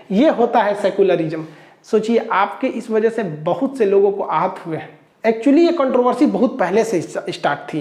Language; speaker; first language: Hindi; native; Hindi